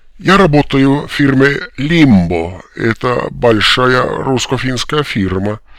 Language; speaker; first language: Russian; non-native, learner; Finnish